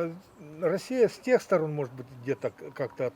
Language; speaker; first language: Russian; native; Russian